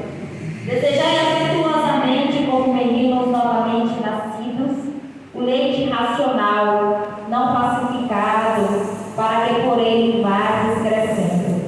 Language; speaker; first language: Portuguese; native; Portuguese